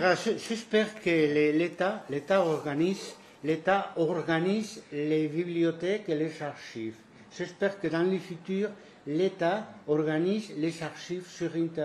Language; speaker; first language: French; non-native, fluent; Spanish